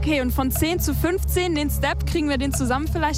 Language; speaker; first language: German; native; German